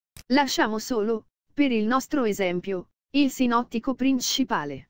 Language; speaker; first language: Italian; native; Italian